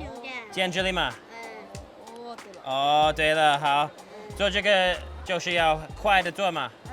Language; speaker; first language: Chinese; non-native, fluent; English